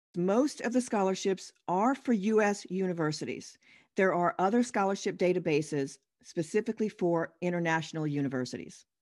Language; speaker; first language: English; native; English